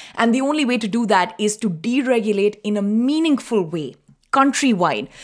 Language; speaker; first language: English; non-native, local second language; Tamil